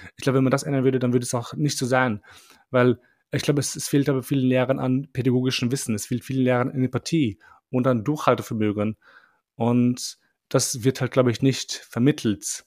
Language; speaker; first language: German; early bilingual, other home language; Albanian